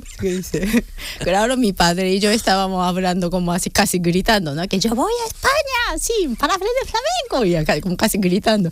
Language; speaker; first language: Spanish; non-native, fluent; Japanese